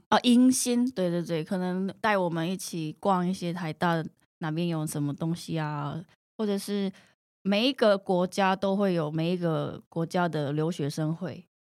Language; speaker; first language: Chinese; non-native, fluent; Korean